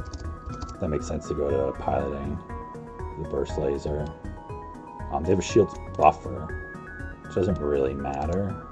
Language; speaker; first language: English; native; English